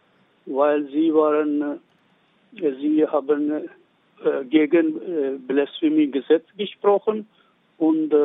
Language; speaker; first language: German; non-native, learner; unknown